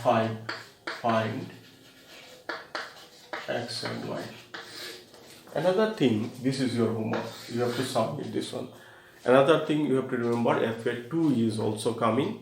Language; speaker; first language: English; non-native, local second language; Bangla